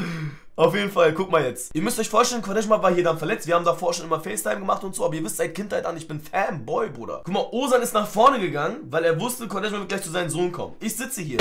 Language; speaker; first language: German; early bilingual, other home language; Turkish